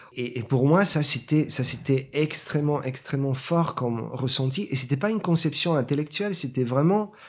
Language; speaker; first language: French; non-native, fluent; Bulgarian